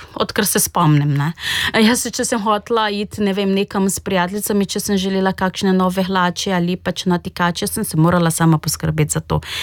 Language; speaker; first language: Slovenian; non-native, fluent; Portuguese